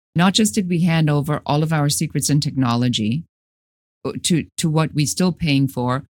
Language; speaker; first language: English; non-native, fluent; German